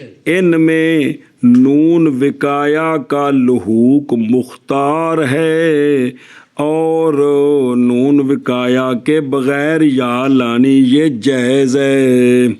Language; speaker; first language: Hindi; non-native, local second language; Punjabi